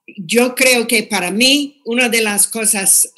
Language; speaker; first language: Spanish; non-native, fluent; English